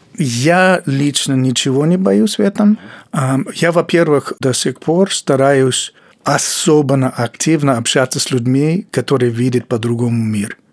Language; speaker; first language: Russian; non-native, fluent; English